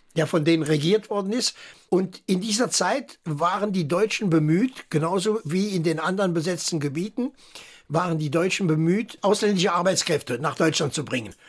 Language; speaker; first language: German; early bilingual, heritage; German